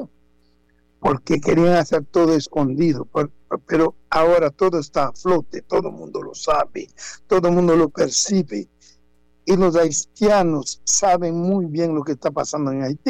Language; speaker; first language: Spanish; non-native, fluent; Haitian Creole